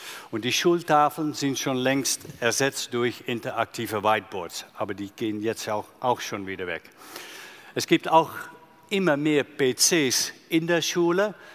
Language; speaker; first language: German; non-native, fluent; Dutch